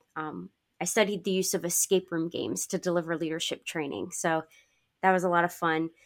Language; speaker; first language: English; native; English